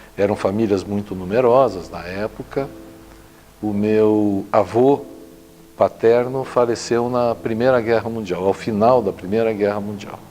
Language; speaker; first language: Portuguese; native; Portuguese